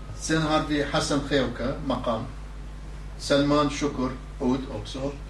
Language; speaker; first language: Swedish; non-native, fluent; Southern Kurdish